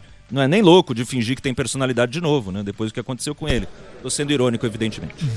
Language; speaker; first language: Portuguese; native; Portuguese